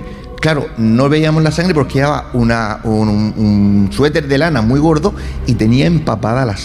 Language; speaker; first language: Spanish; native; Spanish